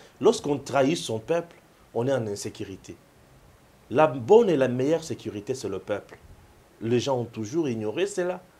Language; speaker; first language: French; non-native, local second language; Lingala